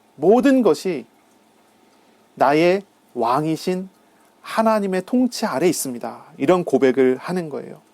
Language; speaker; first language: Korean; native; Korean